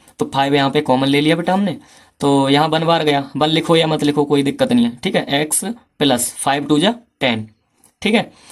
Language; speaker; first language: Hindi; native; Hindi